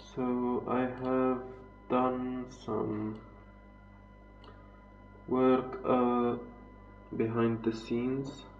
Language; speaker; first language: English; non-native, fluent; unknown